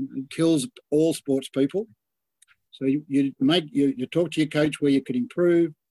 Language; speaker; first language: English; native; English